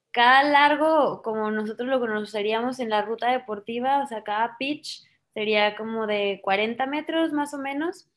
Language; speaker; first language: Spanish; native; Spanish